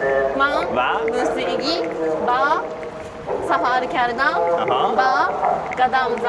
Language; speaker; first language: Persian; non-native, learner; Japanese